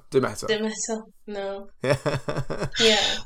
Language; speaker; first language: Welsh; non-native, learner; English